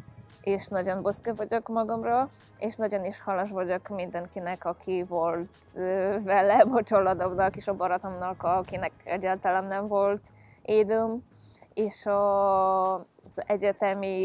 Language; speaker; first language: Hungarian; non-native, fluent; Polish